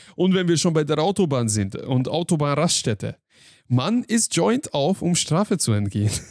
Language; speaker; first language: German; non-native, fluent; Hungarian